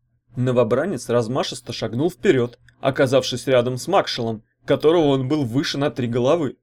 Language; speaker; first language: Russian; native; Russian